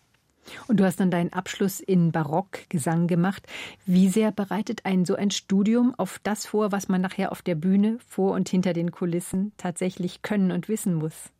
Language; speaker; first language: German; native; German